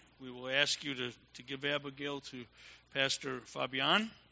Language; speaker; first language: English; native; English